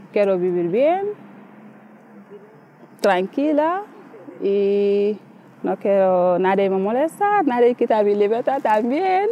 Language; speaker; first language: Spanish; non-native, learner; Wolof